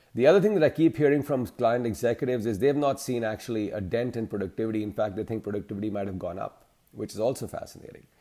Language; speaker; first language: English; non-native, local second language; Hindi